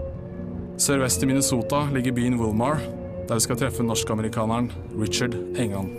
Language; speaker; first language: Norwegian; native; Norwegian